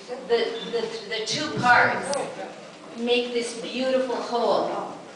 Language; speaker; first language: English; native; English